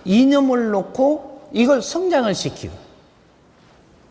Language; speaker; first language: Korean; native; Korean